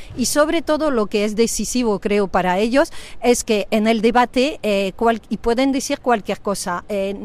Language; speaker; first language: Spanish; non-native, fluent; French